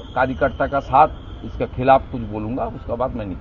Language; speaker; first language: Hindi; non-native, local second language; Bangla